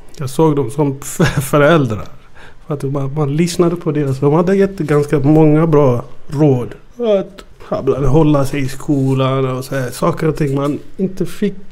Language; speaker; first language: Swedish; early bilingual, other home language; Amharic